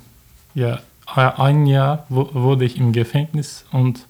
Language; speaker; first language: German; non-native, learner; Turkish